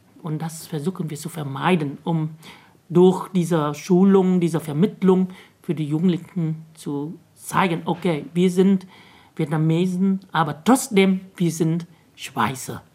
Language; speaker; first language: German; non-native, fluent; Vietnamese